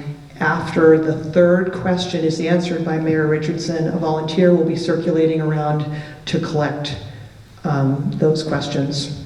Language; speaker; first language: English; native; English